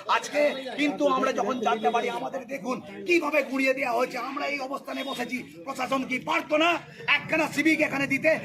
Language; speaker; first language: Bangla; non-native, local second language; Santali